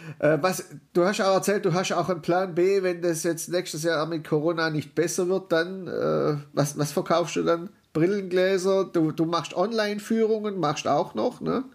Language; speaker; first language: German; native; German